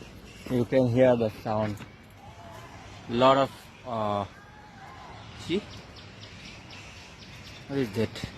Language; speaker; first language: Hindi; non-native, local second language; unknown